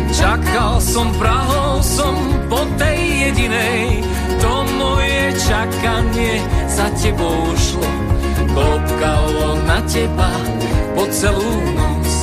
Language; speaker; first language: Slovak; native; Slovak